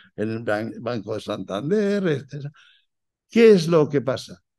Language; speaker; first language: Spanish; native; Spanish